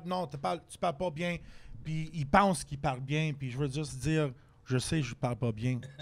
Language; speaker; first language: French; non-native, fluent; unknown